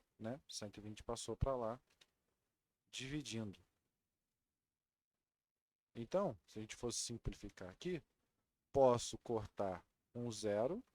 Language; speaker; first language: Portuguese; native; Portuguese